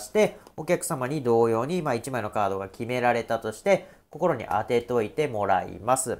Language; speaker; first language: Japanese; native; Japanese